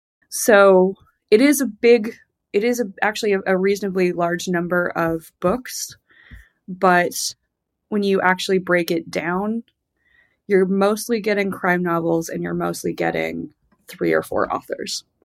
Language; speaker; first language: English; native; English